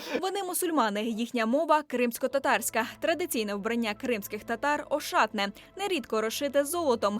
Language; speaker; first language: Ukrainian; native; Ukrainian